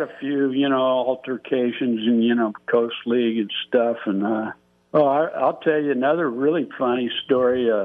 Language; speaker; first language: English; native; English